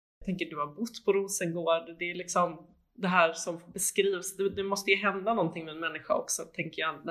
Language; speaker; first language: Swedish; native; Swedish